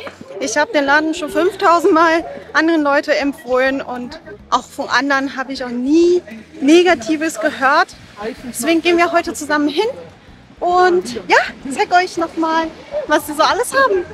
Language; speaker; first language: German; non-native, fluent; Chinese